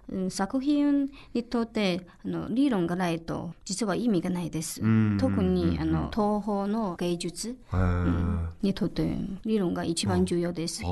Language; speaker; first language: Japanese; non-native, learner; Chinese